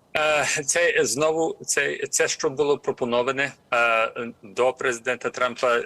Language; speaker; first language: Ukrainian; early bilingual, heritage; Ukrainian